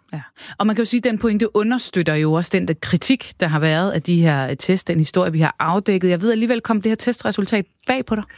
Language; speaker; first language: Danish; native; Danish